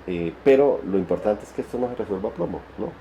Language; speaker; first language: Spanish; native; Spanish